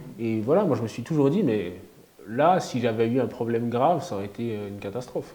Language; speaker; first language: French; native; French